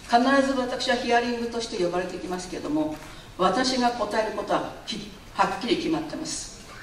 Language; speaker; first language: Japanese; non-native, fluent; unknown